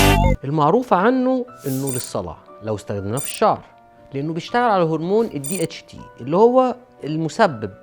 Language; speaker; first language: Arabic; native; Arabic